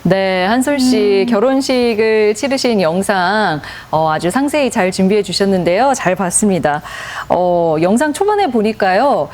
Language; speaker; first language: Korean; native; Korean